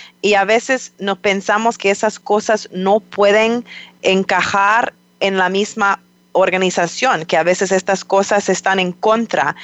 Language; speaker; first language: Spanish; non-native, fluent; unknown